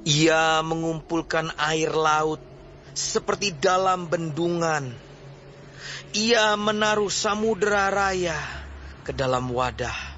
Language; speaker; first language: Indonesian; native; Indonesian